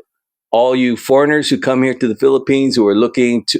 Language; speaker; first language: English; native; English